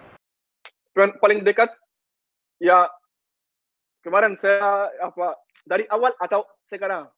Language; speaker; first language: Indonesian; non-native, learner; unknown